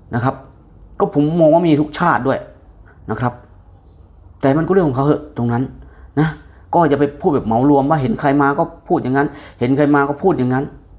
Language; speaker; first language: Thai; native; Thai